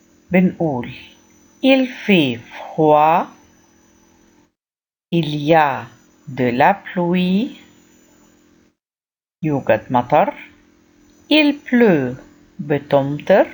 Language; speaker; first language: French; non-native, fluent; Arabic